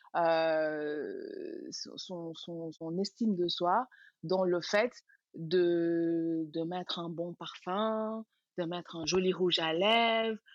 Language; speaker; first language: French; non-native, local second language; Wolof